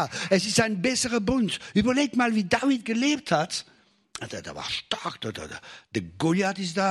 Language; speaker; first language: German; non-native, fluent; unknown